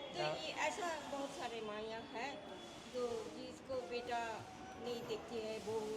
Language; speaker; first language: Hindi; non-native, local second language; Bangla